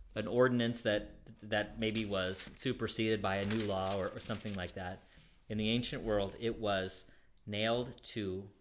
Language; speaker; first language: English; native; English